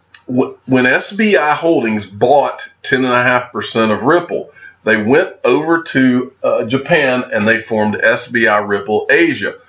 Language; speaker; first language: English; native; English